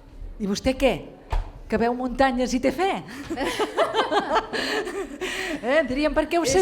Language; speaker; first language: Catalan; native; Catalan